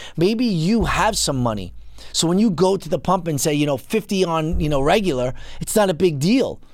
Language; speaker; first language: English; native; English